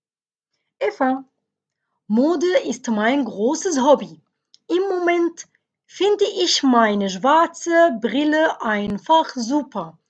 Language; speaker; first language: German; non-native, fluent; Arabic